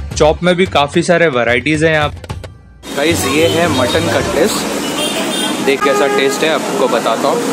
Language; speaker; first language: Hindi; non-native, local second language; Bangla